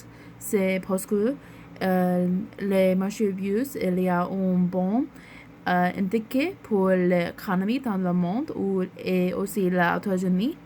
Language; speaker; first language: French; non-native, learner; English